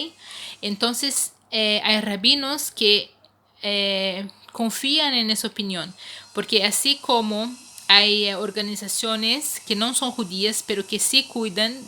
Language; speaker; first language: Spanish; non-native, fluent; Portuguese